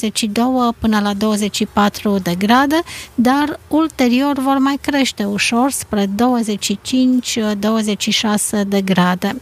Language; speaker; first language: Romanian; native; Romanian